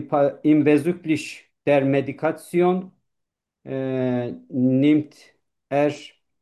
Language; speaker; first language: German; non-native, learner; Turkish